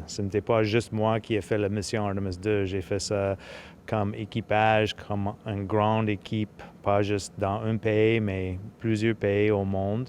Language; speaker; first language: French; non-native, local second language; English